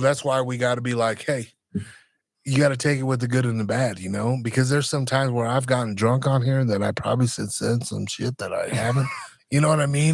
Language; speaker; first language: English; native; English